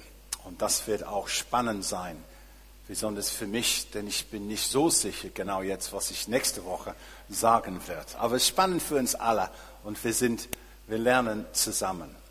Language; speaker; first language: German; non-native, fluent; English